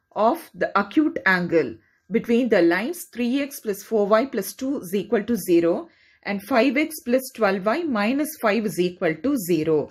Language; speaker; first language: English; non-native, local second language; Tamil